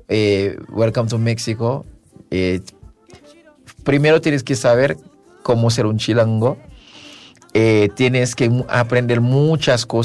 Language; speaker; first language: Spanish; non-native, fluent; Haitian Creole